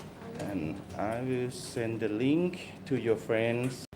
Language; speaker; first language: English; non-native, learner; Thai